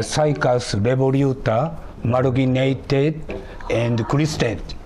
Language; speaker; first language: English; non-native, learner; Japanese